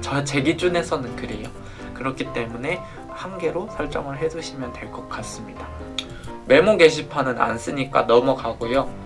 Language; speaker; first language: Korean; native; Korean